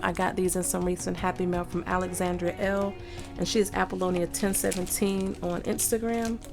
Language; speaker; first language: English; native; English